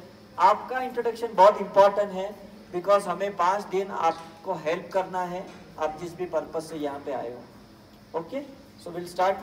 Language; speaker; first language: Hindi; native; Hindi